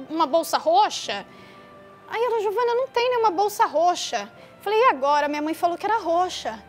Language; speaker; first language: Portuguese; native; Portuguese